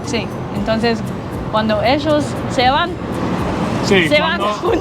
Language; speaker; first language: Spanish; non-native, learner; English